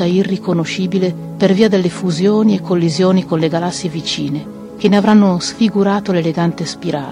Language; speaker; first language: Italian; native; Italian